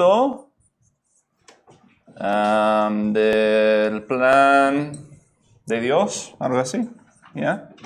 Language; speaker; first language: Spanish; non-native, fluent; English